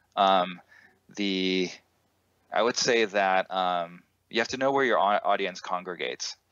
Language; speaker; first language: English; native; English